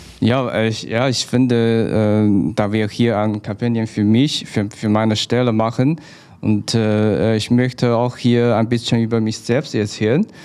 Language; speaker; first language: German; non-native, fluent; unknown